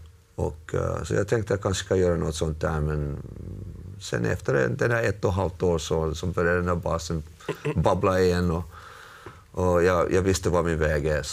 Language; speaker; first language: Swedish; non-native, local second language; Finnish